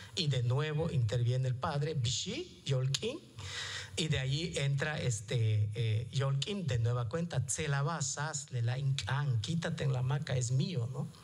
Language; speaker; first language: Spanish; non-native, local second language; Yucateco